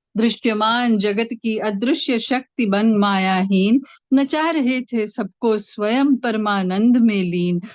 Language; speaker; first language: Hindi; non-native, local second language; Tamil